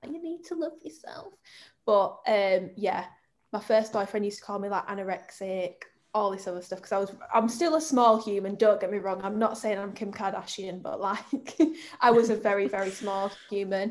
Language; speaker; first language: English; native; English